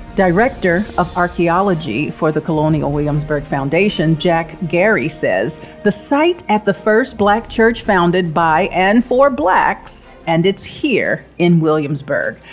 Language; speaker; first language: English; native; English